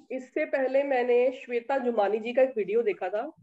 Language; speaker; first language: Hindi; native; Hindi